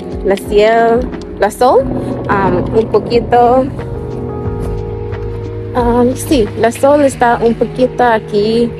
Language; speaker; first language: Spanish; non-native, learner; English